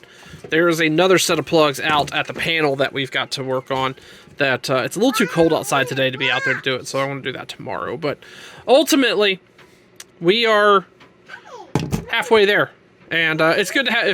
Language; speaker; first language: English; native; English